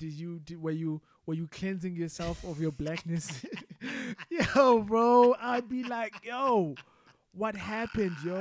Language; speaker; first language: English; non-native, local second language; Xhosa